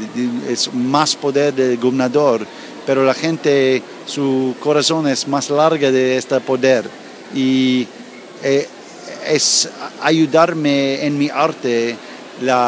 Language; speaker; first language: Spanish; non-native, learner; English